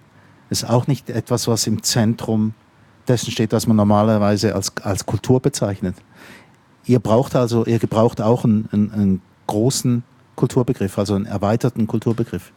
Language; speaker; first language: German; native; German